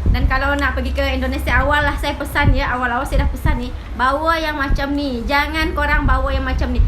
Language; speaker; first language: Malay; native; Malay